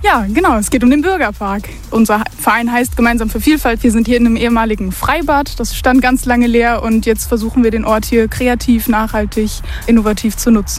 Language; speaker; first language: German; native; German